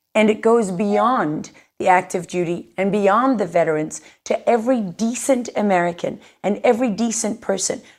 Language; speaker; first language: English; native; English